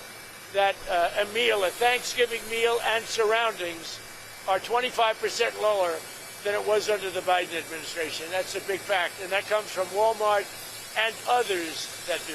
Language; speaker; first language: English; native; English